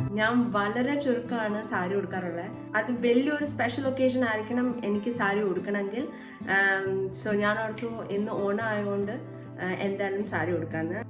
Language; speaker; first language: Malayalam; early bilingual, heritage; Malayalam